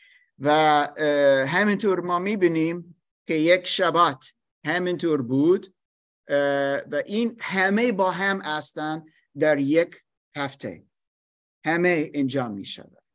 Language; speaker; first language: Persian; non-native, fluent; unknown